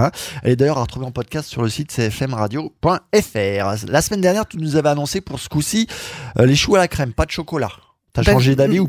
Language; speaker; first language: French; native; French